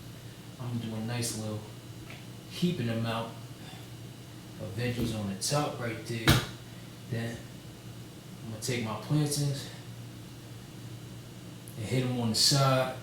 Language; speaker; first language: English; native; English